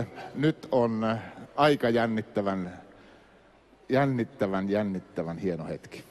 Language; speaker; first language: Finnish; native; Finnish